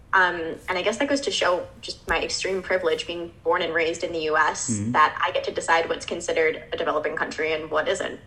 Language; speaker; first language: English; native; English